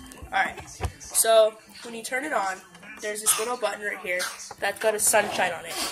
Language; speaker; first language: English; native; English